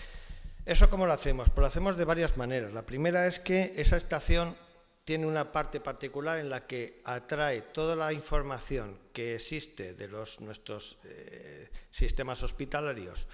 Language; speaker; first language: Spanish; native; Spanish